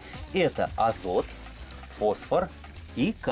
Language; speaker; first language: Russian; native; Russian